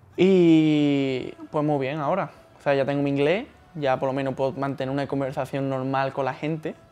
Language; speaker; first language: Spanish; native; Spanish